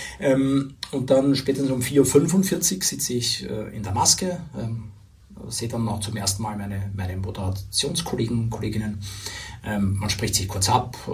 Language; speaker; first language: German; native; German